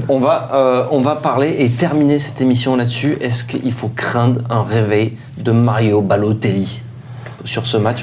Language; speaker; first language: French; native; French